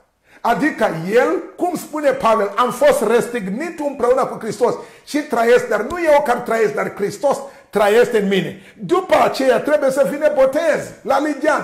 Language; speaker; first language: Romanian; non-native, learner; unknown